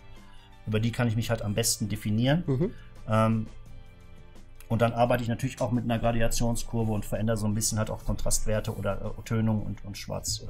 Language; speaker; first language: German; native; German